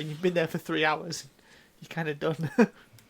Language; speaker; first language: English; native; English